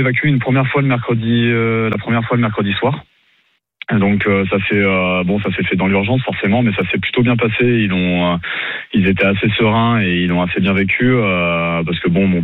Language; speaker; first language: French; native; French